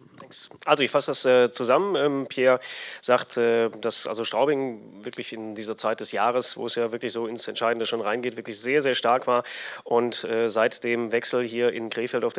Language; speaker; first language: German; native; German